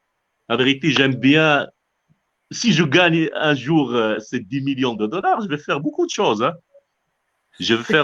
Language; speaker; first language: French; non-native, local second language; Arabic